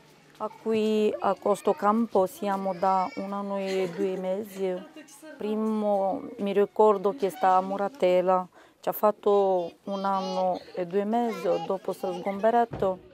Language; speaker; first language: Italian; non-native, local second language; Romanian